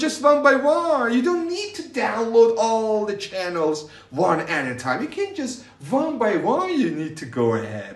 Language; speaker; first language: English; non-native, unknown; Persian